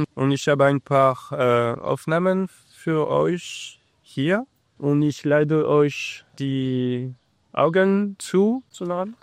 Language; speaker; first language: German; non-native, learner; English